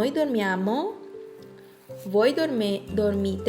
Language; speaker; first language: Italian; non-native, learner; Filipino